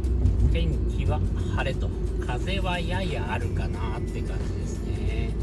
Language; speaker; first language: Japanese; native; Japanese